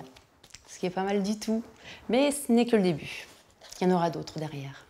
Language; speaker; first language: French; native; French